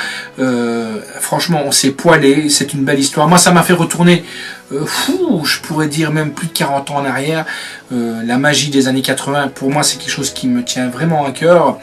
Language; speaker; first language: French; native; French